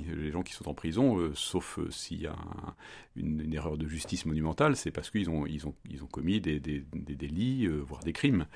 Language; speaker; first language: French; native; French